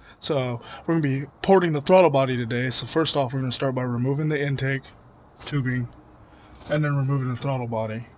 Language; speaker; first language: English; native; English